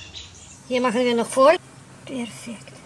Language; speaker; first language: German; non-native, learner; Russian